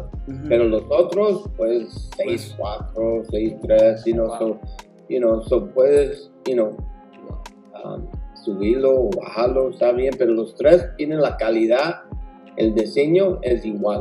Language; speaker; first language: Spanish; early bilingual, heritage; Spanish